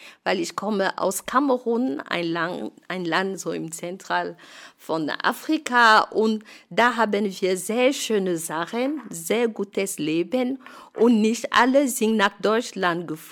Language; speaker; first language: German; non-native, fluent; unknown